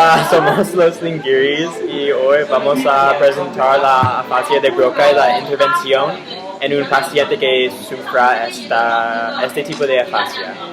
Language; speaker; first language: Spanish; non-native, fluent; English